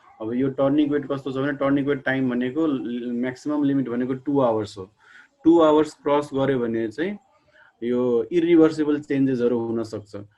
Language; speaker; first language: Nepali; non-native, local second language; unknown